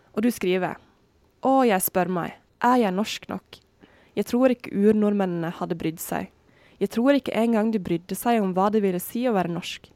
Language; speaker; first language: Norwegian; native; Norwegian